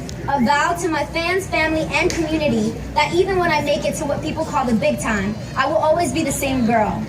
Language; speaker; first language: English; native; English